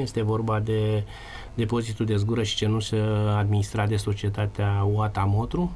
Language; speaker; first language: Romanian; native; Romanian